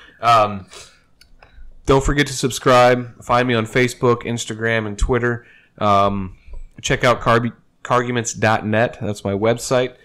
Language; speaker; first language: English; native; English